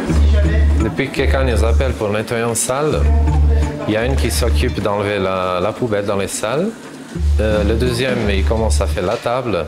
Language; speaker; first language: French; non-native, fluent; Portuguese